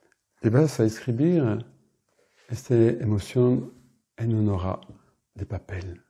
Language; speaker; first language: Spanish; non-native, fluent; French